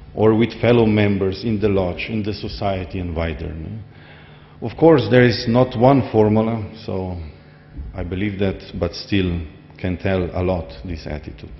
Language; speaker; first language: English; non-native, fluent; Slovenian